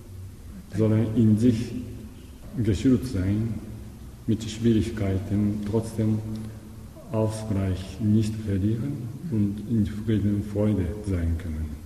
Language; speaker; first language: German; non-native, learner; Japanese